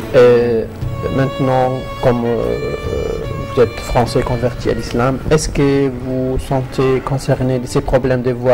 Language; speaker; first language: French; non-native, fluent; Arabic